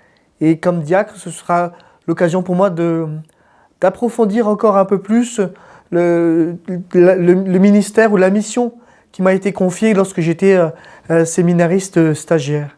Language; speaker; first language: French; non-native, local second language; Malagasy